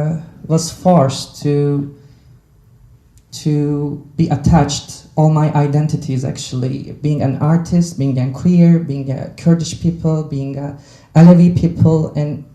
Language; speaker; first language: English; non-native, fluent; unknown